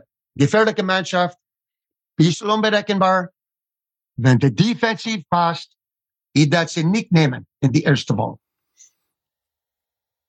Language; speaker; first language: German; non-native, fluent; English